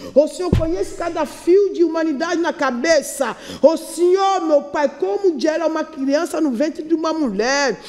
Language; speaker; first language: Portuguese; non-native, learner; Yoruba